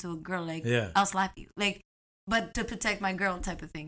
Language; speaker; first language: English; non-native, fluent; Arabic